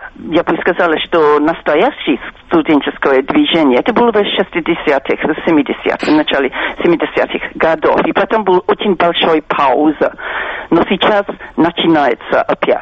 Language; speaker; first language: Russian; non-native, fluent; English